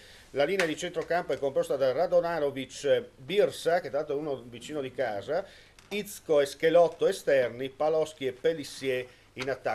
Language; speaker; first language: Italian; native; Italian